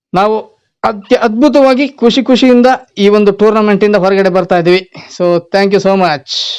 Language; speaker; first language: Kannada; non-native, local second language; Kodava